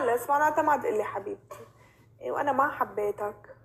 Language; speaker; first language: Arabic; native; Arabic